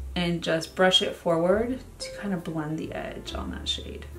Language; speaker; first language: English; native; English